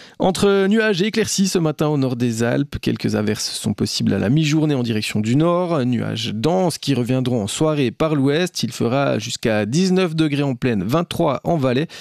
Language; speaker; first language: French; native; French